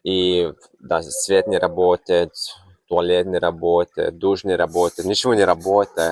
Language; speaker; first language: Russian; non-native, fluent; Finnish